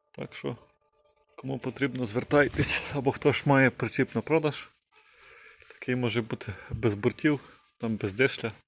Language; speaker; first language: Ukrainian; native; Ukrainian